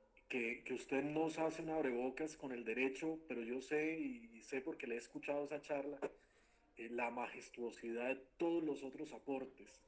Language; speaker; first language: Spanish; native; Spanish